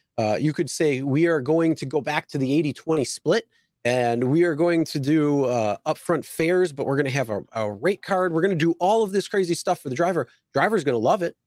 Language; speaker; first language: English; native; English